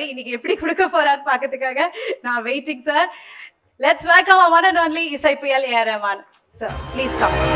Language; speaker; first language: Tamil; native; Tamil